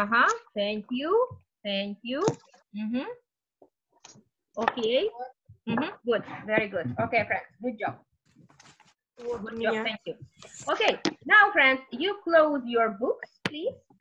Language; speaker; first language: English; non-native, fluent; Russian